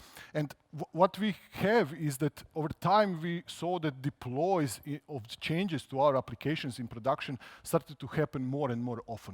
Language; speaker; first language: English; non-native, fluent; Croatian